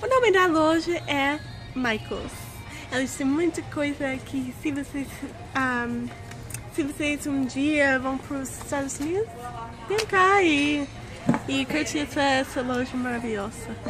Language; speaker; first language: Portuguese; non-native, fluent; English